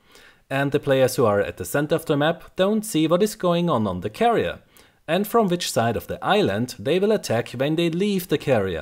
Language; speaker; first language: English; non-native, fluent; German